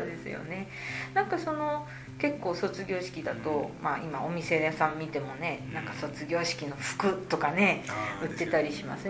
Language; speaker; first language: Japanese; native; Japanese